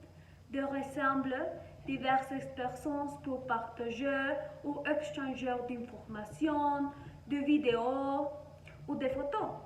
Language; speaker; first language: French; non-native, learner; Spanish